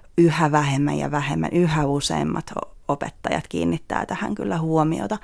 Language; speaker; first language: Finnish; native; Finnish